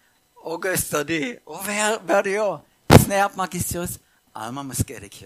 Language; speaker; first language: Turkish; non-native, fluent; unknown